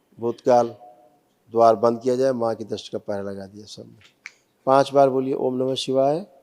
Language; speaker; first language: Hindi; native; Hindi